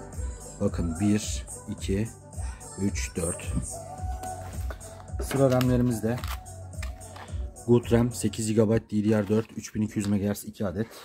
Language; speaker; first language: Turkish; native; Turkish